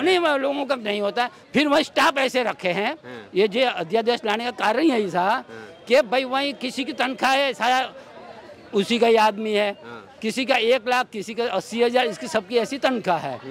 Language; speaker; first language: Hindi; non-native, local second language; Gujarati